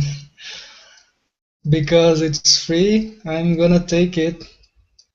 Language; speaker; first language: English; non-native, learner; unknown